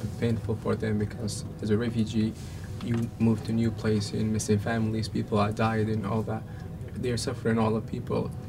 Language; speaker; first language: English; non-native, fluent; Arabic